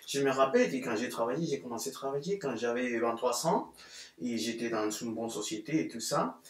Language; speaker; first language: French; non-native, fluent; Spanish